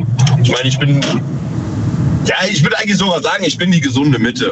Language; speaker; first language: German; native; German